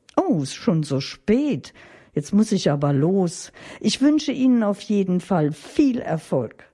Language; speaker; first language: German; native; German